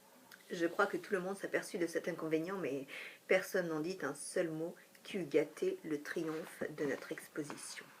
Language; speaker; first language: French; native; French